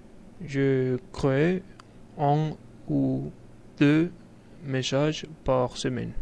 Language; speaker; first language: French; non-native, learner; Spanish